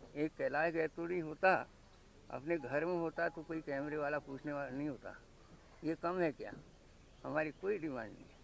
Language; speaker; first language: Hindi; native; Hindi